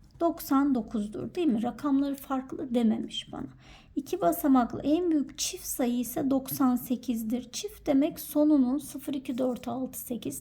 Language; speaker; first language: Turkish; native; Turkish